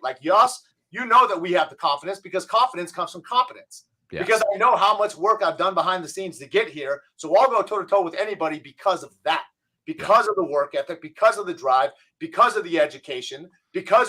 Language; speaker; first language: English; native; English